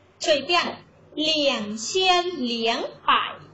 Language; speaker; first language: Chinese; non-native, fluent; Thai